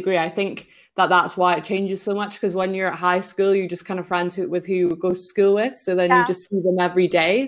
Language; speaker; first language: English; native; English